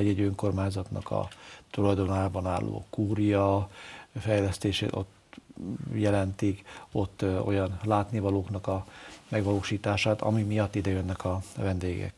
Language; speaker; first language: Hungarian; native; Hungarian